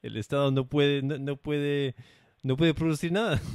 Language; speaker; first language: Spanish; non-native, learner; English